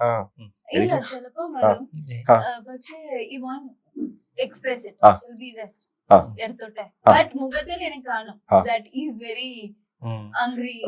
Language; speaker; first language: Malayalam; non-native, learner; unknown